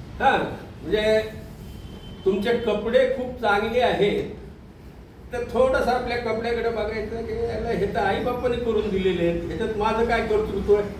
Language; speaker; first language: Marathi; non-native, local second language; Urdu